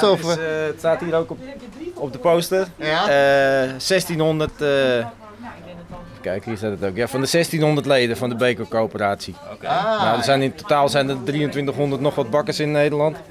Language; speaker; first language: Dutch; native; Dutch